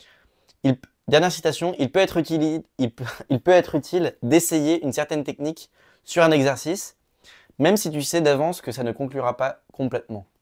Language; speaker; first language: French; native; French